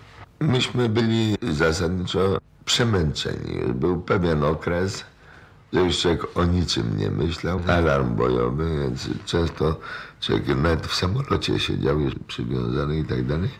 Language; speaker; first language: Polish; native; Polish